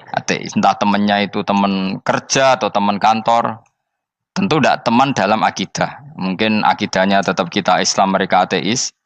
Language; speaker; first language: Malay; non-native, local second language; Javanese